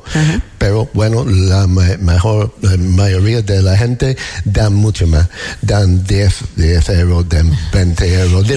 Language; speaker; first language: Spanish; non-native, learner; English